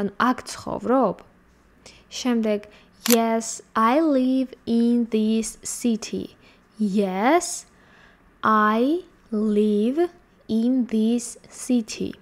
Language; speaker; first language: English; non-native, fluent; Georgian